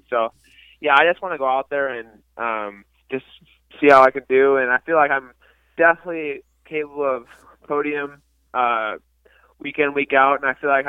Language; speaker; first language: English; native; English